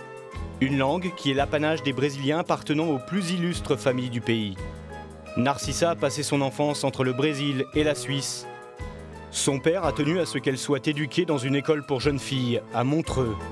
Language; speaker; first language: French; native; French